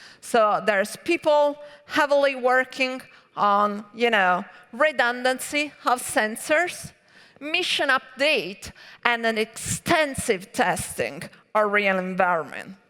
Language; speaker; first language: English; non-native, fluent; Italian